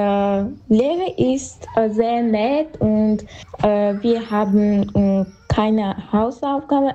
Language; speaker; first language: German; non-native, learner; Armenian